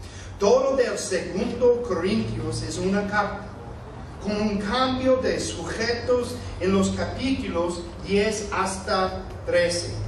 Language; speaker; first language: Spanish; non-native, fluent; English